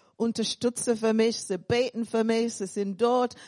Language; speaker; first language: German; non-native, fluent; English